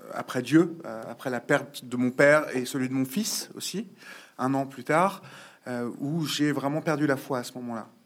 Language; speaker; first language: French; native; French